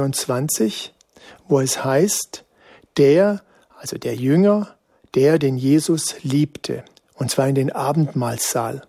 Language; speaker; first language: German; native; German